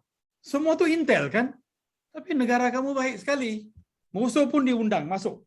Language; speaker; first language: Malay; non-native, local second language; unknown